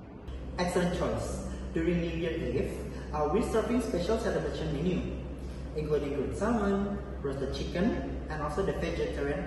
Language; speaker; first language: English; non-native, learner; Indonesian